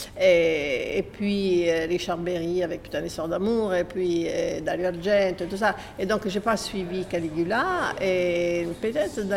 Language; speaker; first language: French; non-native, fluent; Italian